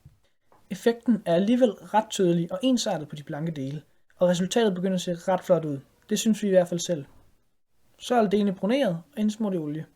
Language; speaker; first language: Danish; native; Danish